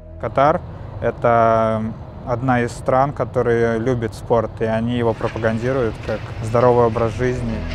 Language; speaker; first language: Russian; native; Russian